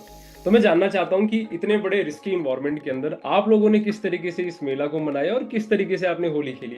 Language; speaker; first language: Hindi; native; Hindi